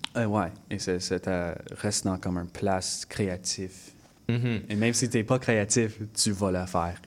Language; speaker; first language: French; non-native, local second language; English